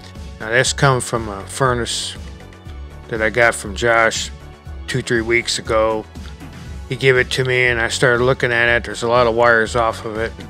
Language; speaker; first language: English; native; English